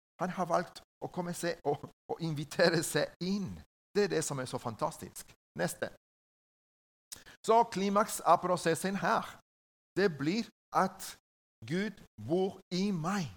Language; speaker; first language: Norwegian; non-native, learner; Spanish